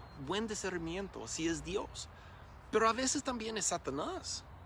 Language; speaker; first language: Spanish; non-native, learner; English